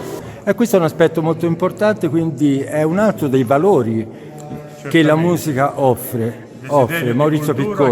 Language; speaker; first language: Italian; native; Italian